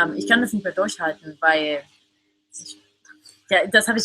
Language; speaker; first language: German; non-native, fluent; English